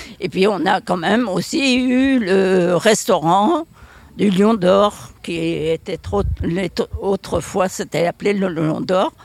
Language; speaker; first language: French; native; French